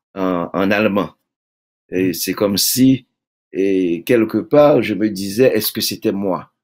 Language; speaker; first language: French; native; French